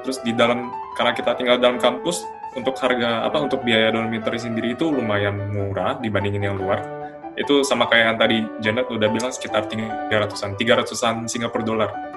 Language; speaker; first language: Indonesian; native; Indonesian